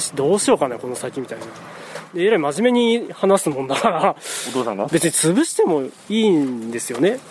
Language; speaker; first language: Japanese; native; Japanese